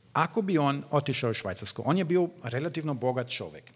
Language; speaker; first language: Croatian; non-native, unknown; German